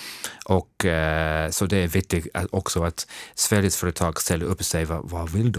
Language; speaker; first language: Swedish; non-native, fluent; English